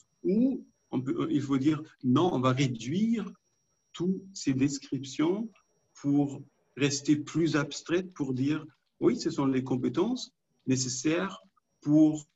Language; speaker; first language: French; non-native, fluent; German